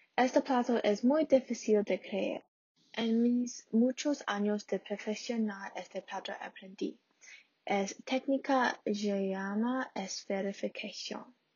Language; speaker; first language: Spanish; non-native, learner; English